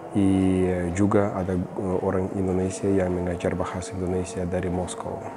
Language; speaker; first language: Indonesian; non-native, fluent; Russian